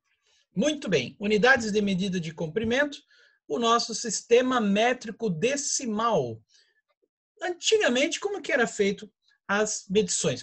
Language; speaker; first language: Portuguese; native; Portuguese